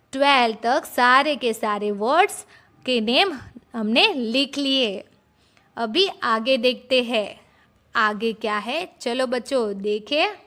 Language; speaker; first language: Hindi; non-native, local second language; Gujarati